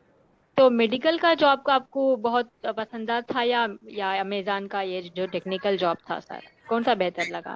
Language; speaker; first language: Hindi; native; Hindi